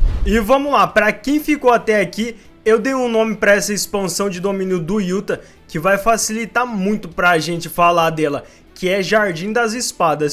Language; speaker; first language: Portuguese; native; Portuguese